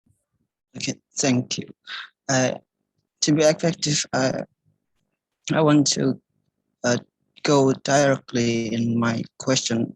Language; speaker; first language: English; non-native, learner; Indonesian